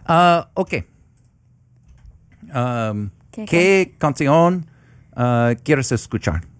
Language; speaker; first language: Spanish; non-native, learner; English